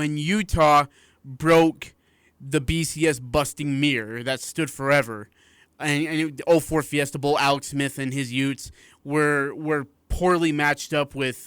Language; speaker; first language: English; native; English